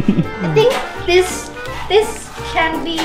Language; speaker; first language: English; non-native, learner; Thai